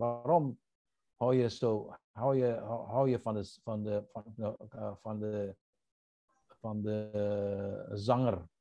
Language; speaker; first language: Dutch; non-native, learner; Indonesian